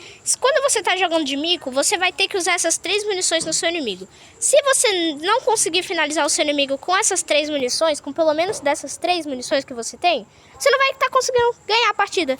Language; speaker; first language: Portuguese; native; Portuguese